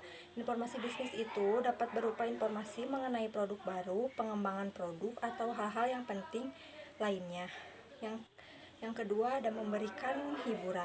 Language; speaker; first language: Indonesian; native; Indonesian